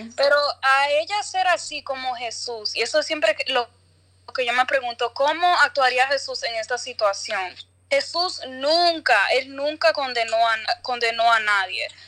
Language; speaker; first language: Spanish; early bilingual, other home language; English